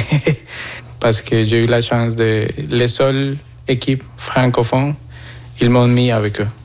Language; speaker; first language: French; non-native, fluent; Spanish